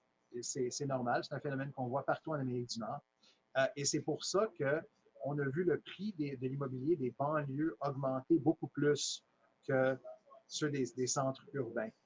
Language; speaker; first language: French; native; French